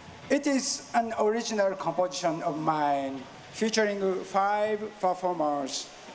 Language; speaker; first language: English; non-native, learner; Japanese